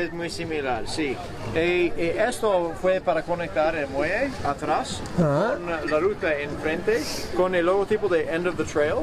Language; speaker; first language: Spanish; non-native, fluent; English